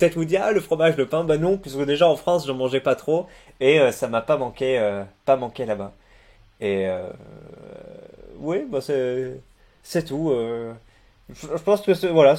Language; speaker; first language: French; native; French